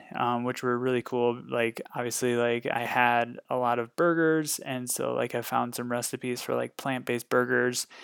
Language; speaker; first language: English; native; English